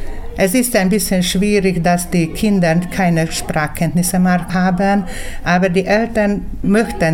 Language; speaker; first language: German; early bilingual, heritage; German